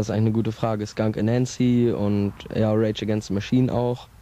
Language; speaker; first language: German; native; German